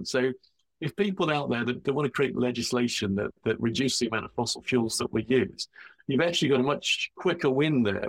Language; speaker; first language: English; native; English